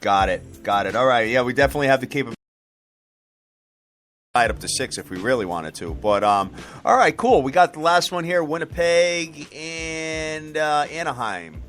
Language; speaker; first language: English; native; English